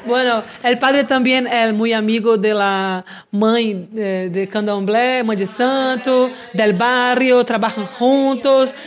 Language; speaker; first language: Spanish; non-native, learner; Portuguese